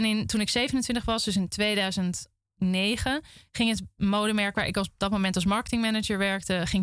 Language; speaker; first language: Dutch; native; Dutch